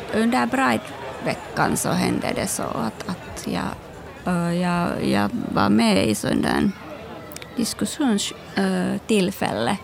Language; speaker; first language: Swedish; non-native, local second language; Finnish